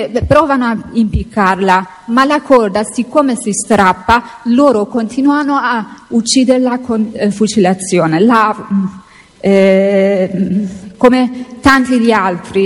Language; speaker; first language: Italian; non-native, fluent; Persian